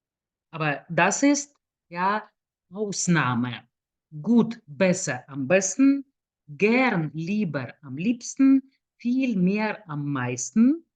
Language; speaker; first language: German; non-native, fluent; Lithuanian